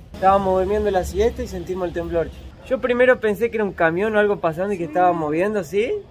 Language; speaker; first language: Spanish; native; Spanish